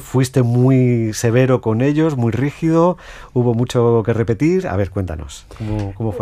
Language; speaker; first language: Spanish; native; Spanish